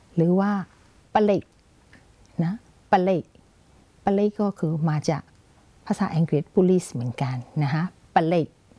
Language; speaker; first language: Thai; non-native, fluent; Burmese